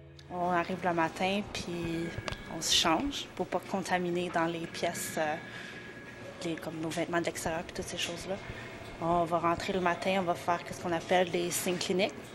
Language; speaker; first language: French; native; French